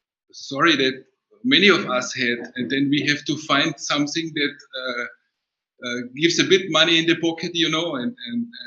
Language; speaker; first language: English; non-native, fluent; German